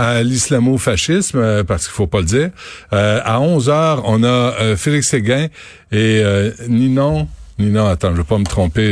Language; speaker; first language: French; native; French